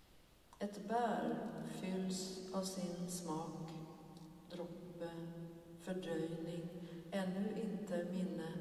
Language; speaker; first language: Swedish; native; Swedish